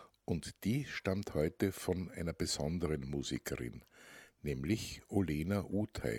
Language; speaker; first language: German; native; German